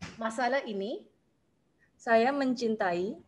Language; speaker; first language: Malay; non-native, learner; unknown